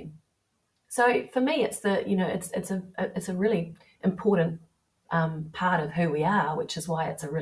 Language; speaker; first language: English; native; English